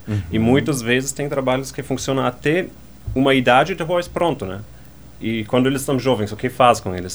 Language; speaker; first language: Portuguese; non-native, fluent; German